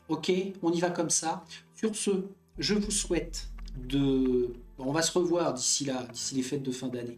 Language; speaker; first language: French; native; French